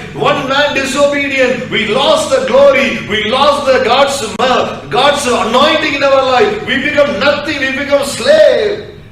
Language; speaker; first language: English; non-native, local second language; Tamil